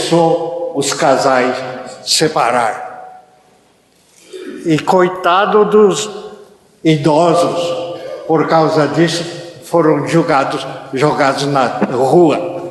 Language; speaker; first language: Portuguese; early bilingual, other home language; Japanese